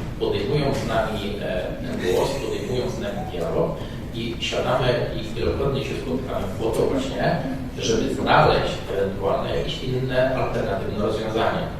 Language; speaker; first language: Polish; native; Polish